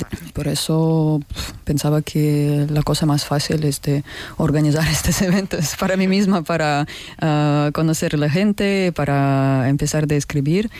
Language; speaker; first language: Spanish; non-native, learner; Russian